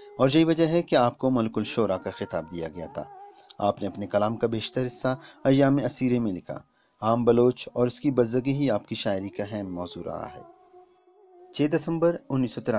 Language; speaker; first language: Urdu; non-native, local second language; Baluchi